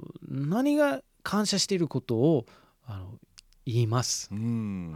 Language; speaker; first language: Japanese; non-native, fluent; English